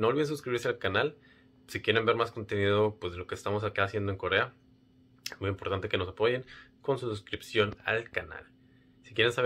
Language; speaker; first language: Spanish; native; Spanish